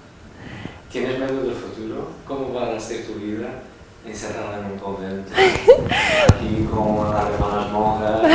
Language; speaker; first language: Spanish; non-native, fluent; Portuguese